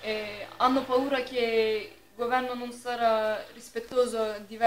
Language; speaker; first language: Italian; non-native, fluent; Turkish